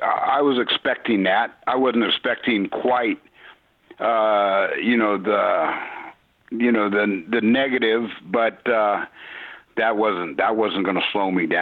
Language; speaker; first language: English; native; English